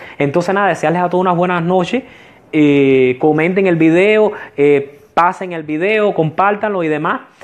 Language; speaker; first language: Spanish; native; Spanish